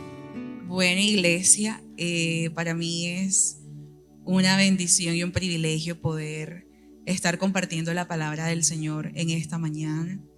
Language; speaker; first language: Spanish; native; Spanish